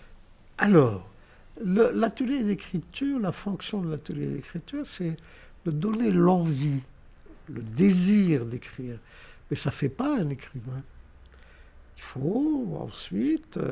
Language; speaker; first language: French; non-native, local second language; Arabic